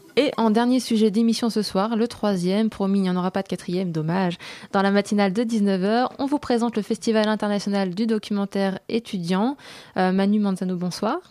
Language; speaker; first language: French; native; French